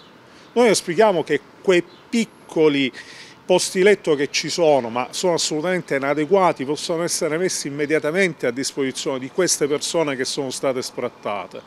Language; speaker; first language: Italian; native; Italian